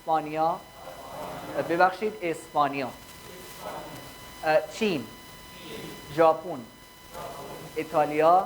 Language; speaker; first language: Persian; non-native, fluent; Urdu